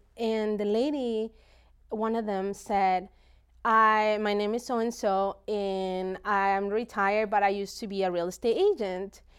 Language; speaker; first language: English; non-native, fluent; Spanish